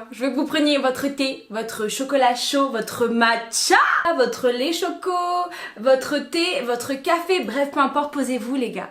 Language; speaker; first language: French; native; French